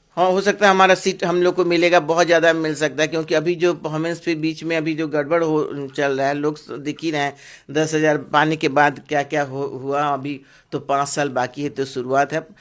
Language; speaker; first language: Hindi; non-native, local second language; Bangla